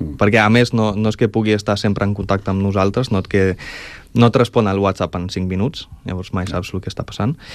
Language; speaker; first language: Catalan; early bilingual, other home language; Ukrainian